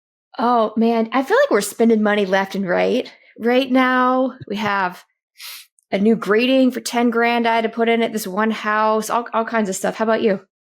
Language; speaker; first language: English; native; English